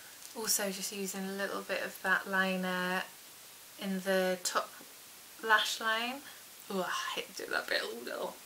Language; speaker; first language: English; native; English